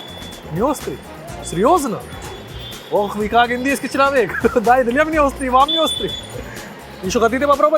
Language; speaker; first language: Russian; non-native, learner; Hindi